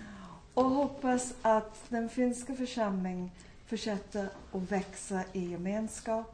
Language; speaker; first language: Swedish; non-native, fluent; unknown